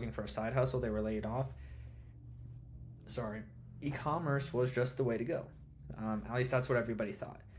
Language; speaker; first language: English; native; English